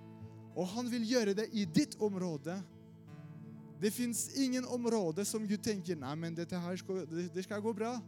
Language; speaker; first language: Norwegian; non-native, fluent; French